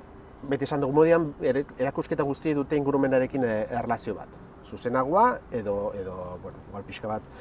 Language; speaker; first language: Basque; native; Basque